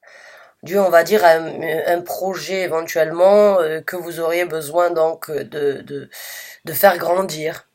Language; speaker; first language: French; native; French